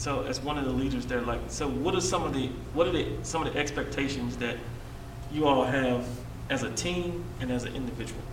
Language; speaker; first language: English; native; English